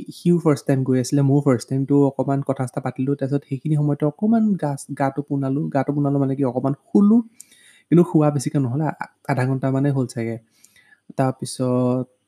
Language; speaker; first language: Assamese; native; Assamese